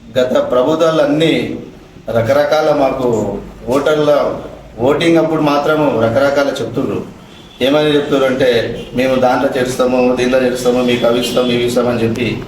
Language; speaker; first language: Telugu; native; Telugu